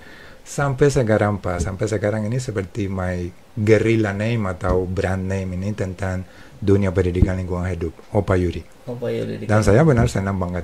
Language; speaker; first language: Indonesian; non-native, fluent; Spanish